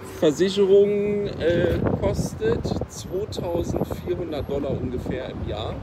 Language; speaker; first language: German; native; German